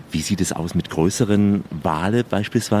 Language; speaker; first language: German; native; German